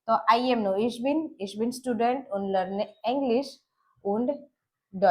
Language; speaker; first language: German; non-native, learner; Gujarati